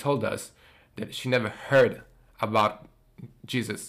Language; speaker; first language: English; non-native, fluent; Italian